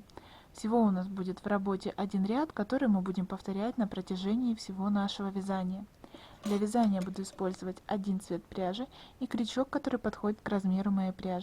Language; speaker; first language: Russian; native; Russian